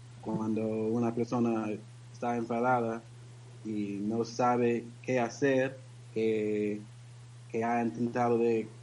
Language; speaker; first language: Spanish; non-native, learner; English